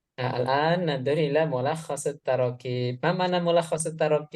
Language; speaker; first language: Arabic; non-native, fluent; Indonesian